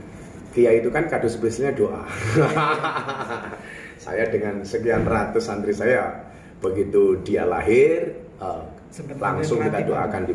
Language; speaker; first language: Indonesian; native; Indonesian